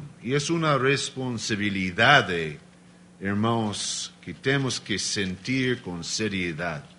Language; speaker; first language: Spanish; non-native, learner; Portuguese